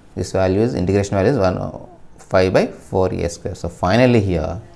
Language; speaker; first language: English; non-native, local second language; Telugu